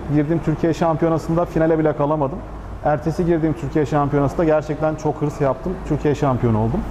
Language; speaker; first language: Turkish; native; Turkish